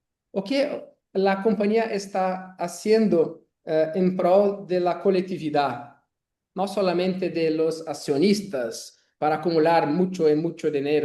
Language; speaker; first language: Spanish; non-native, learner; Portuguese